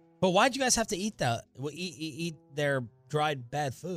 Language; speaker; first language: English; native; English